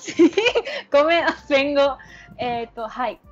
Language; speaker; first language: Japanese; non-native, learner; English